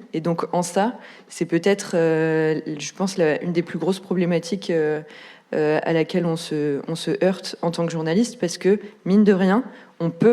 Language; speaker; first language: French; native; French